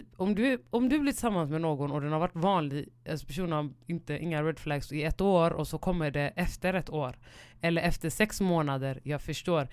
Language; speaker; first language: Swedish; early bilingual, other home language; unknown